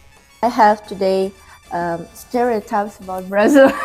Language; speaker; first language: English; non-native, fluent; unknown